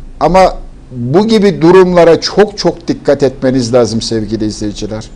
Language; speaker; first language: Turkish; native; Turkish